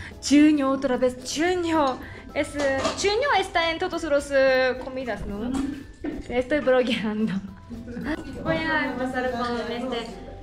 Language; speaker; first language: Spanish; non-native, learner; Japanese